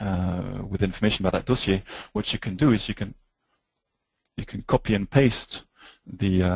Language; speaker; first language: English; native; English